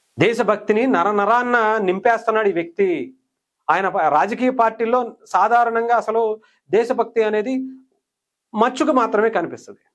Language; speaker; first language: Telugu; native; Telugu